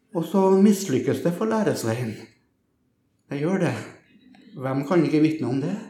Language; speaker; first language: Norwegian; native; Norwegian